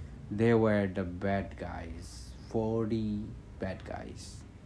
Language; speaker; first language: English; non-native, learner; Bangla